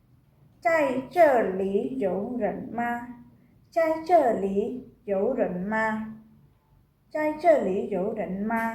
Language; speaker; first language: Chinese; non-native, fluent; Khmer